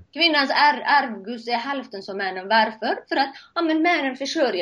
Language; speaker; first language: Swedish; non-native, fluent; Somali